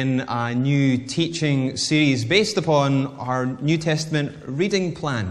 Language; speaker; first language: English; native; English